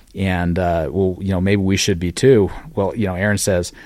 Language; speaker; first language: English; native; English